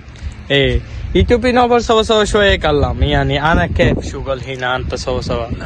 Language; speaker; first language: Arabic; non-native, learner; Bangla